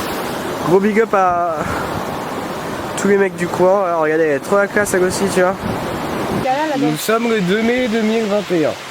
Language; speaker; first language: French; native; French